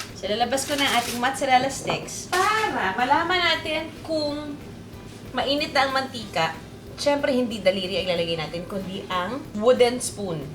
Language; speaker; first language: Filipino; native; Filipino